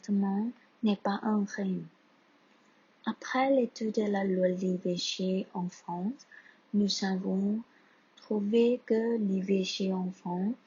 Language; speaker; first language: French; non-native, learner; Thai